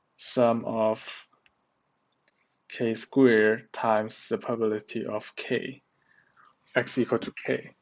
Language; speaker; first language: English; non-native, learner; Chinese